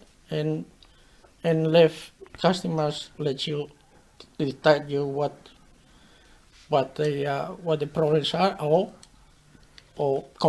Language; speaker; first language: English; non-native, fluent; Spanish